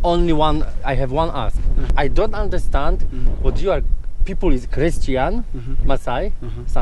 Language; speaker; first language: English; non-native, learner; Polish